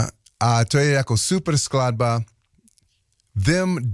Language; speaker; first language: Czech; non-native, learner; English